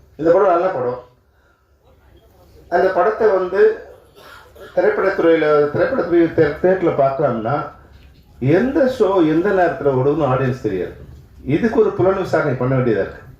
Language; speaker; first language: Tamil; native; Tamil